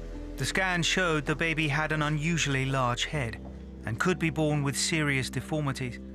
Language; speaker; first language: English; native; English